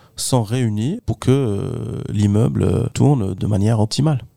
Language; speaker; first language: French; non-native, local second language; Arabic